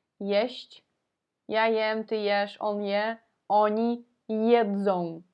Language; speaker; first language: Polish; non-native, fluent; Russian